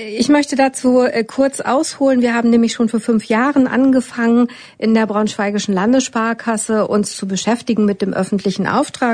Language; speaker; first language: German; native; German